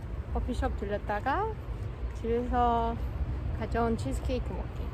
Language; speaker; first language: Korean; non-native, fluent; Russian